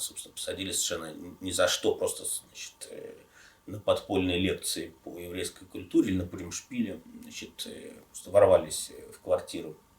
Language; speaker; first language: Russian; native; Russian